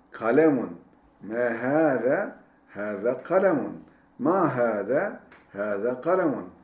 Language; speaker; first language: Arabic; non-native, fluent; Turkish